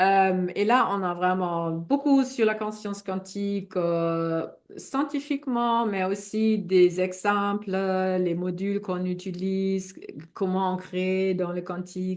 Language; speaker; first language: French; non-native, fluent; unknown